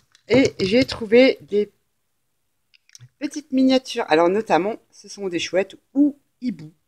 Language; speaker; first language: French; native; French